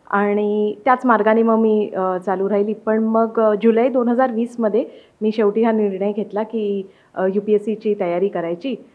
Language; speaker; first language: Marathi; native; Marathi